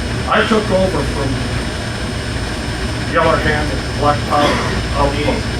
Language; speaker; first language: English; native; English